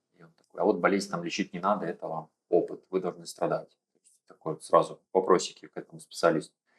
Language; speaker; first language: Russian; native; Russian